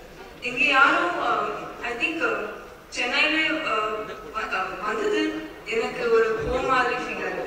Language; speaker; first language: Tamil; non-native, learner; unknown